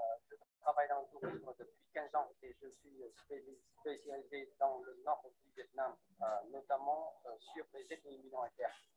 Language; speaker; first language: French; non-native, fluent; Vietnamese